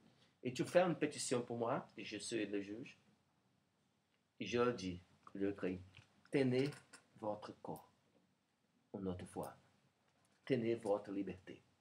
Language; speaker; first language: French; non-native, learner; Portuguese